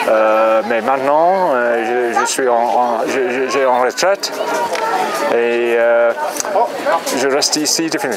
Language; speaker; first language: French; non-native, learner; English